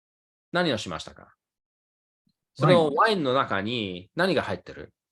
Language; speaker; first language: Japanese; early bilingual, other home language; English